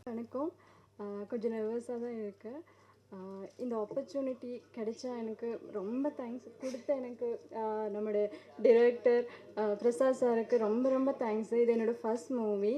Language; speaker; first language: Tamil; non-native, learner; Malayalam